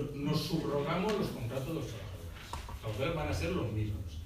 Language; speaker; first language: Spanish; native; Spanish